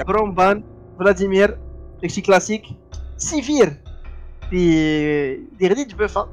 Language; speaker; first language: French; non-native, local second language; Arabic